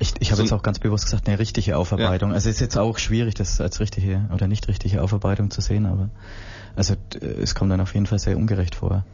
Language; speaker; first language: German; native; German